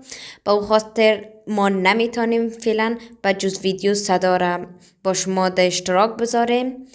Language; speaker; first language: Persian; early bilingual, heritage; Persian